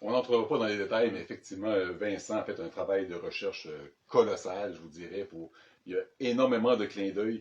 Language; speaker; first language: French; native; French